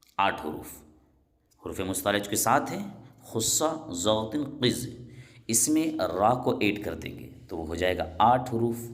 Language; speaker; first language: Urdu; native; Urdu